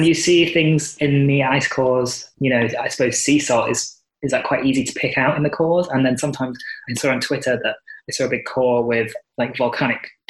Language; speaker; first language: English; native; English